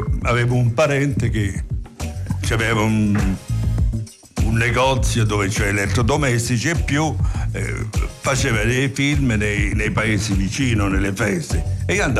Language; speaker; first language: Italian; native; Italian